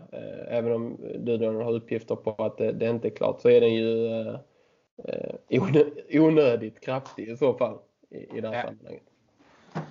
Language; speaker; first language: Swedish; native; Swedish